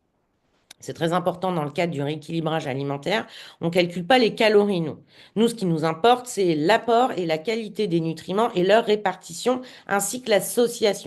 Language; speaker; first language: French; native; French